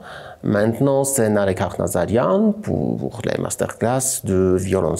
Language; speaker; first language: French; non-native, fluent; Armenian